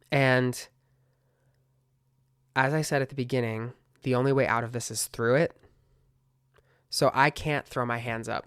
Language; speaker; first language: English; native; English